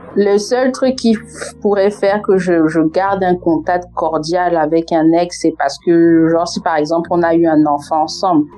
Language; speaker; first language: French; native; French